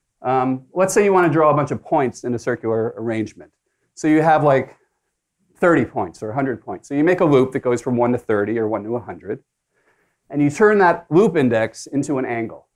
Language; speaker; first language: English; native; English